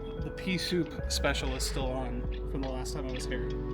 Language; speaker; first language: English; native; English